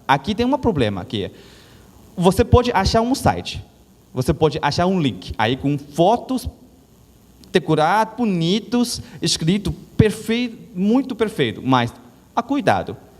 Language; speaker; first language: Portuguese; non-native, learner; Chinese